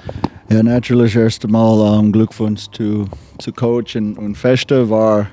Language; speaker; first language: German; non-native, learner; English